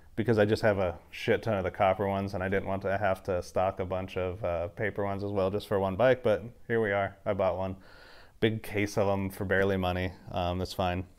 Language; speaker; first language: English; native; English